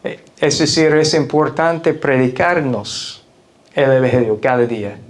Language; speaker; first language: Spanish; non-native, fluent; English